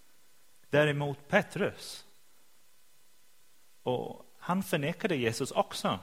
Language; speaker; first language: Swedish; non-native, fluent; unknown